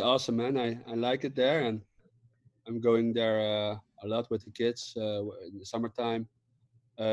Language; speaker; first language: English; non-native, fluent; Dutch